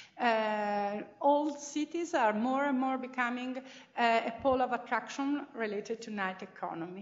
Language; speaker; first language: English; non-native, fluent; Italian